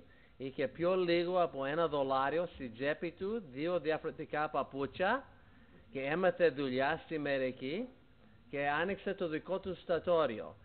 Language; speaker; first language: Greek; early bilingual, heritage; Greek